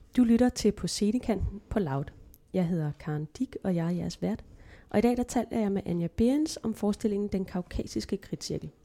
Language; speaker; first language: Danish; native; Danish